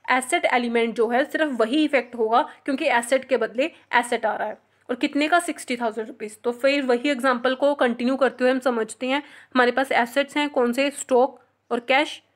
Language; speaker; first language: Hindi; non-native, local second language; Punjabi